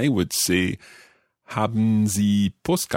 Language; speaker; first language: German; non-native, learner; English